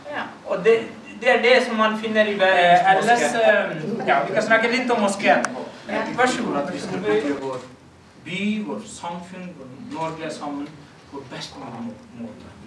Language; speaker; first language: Norwegian; non-native, fluent; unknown